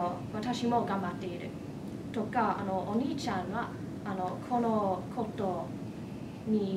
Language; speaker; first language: Japanese; non-native, fluent; English